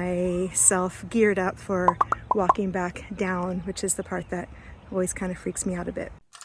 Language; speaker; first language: English; native; English